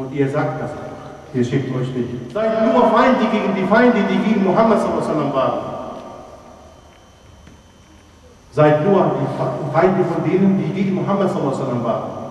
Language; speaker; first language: German; non-native, fluent; Arabic